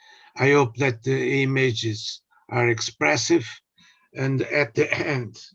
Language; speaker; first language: English; non-native, learner; Portuguese